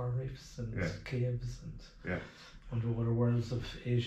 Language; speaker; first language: English; native; English